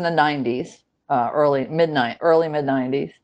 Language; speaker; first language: English; native; English